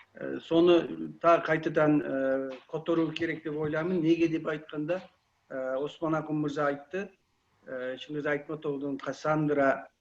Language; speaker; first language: Kyrgyz; non-native, learner; Kazakh